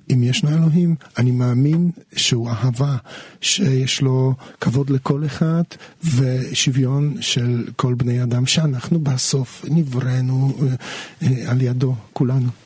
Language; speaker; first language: Hebrew; non-native, fluent; Polish